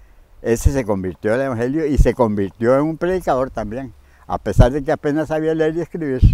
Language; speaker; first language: Spanish; native; Spanish